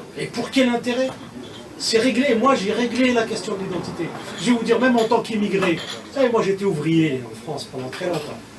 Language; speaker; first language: French; non-native, local second language; Kabyle